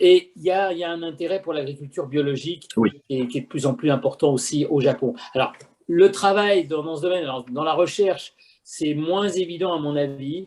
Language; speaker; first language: French; native; French